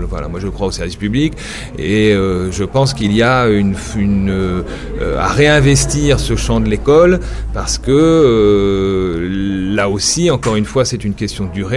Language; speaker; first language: French; native; French